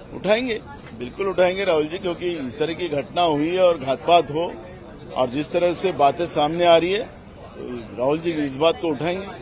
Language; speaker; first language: Hindi; non-native, local second language; Marathi